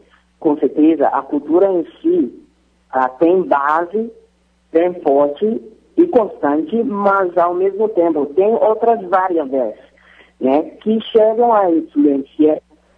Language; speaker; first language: Portuguese; non-native, fluent; Yoruba